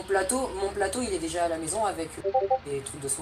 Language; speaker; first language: French; native; French